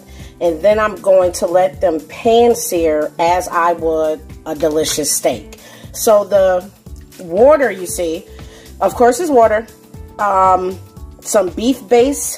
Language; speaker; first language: English; native; English